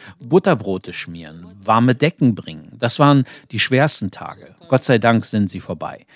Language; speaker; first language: German; non-native, fluent; Ukrainian